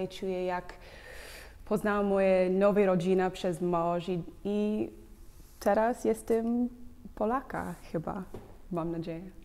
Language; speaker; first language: Polish; non-native, learner; English